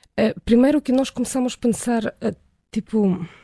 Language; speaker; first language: Portuguese; non-native, fluent; Ukrainian